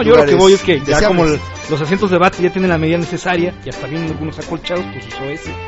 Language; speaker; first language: Spanish; native; Spanish